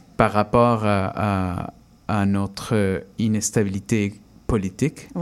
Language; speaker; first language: French; non-native, fluent; Spanish